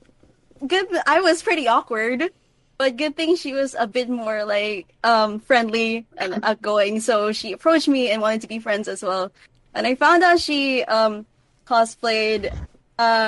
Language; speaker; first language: English; non-native, local second language; Filipino